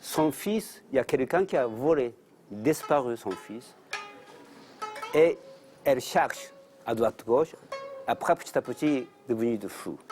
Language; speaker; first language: French; non-native, learner; Japanese